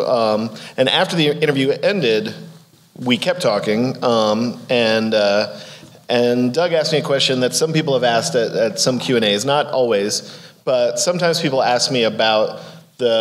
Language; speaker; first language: English; native; English